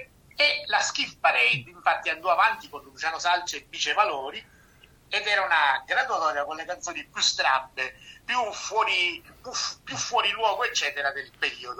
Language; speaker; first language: Italian; native; Italian